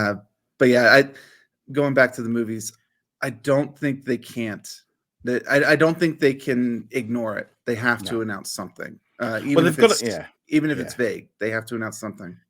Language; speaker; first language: English; native; English